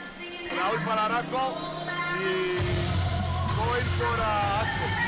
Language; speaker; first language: Spanish; non-native, fluent; Greek